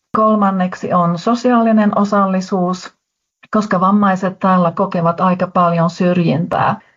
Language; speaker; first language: Finnish; native; Finnish